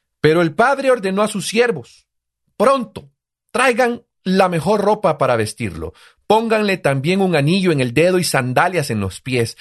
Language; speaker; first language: Spanish; native; Spanish